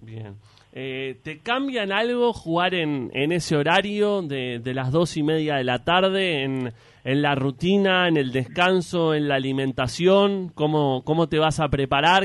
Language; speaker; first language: Spanish; native; Spanish